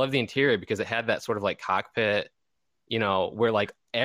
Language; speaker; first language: English; native; English